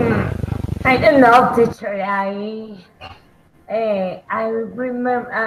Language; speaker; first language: English; non-native, learner; Spanish